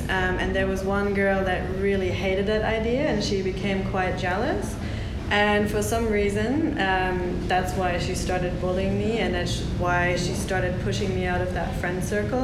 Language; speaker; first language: English; non-native, fluent; German